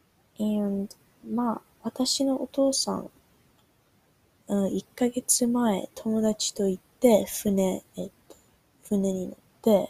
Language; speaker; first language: Japanese; early bilingual, heritage; Japanese